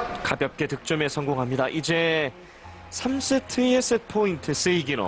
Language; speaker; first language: Korean; native; Korean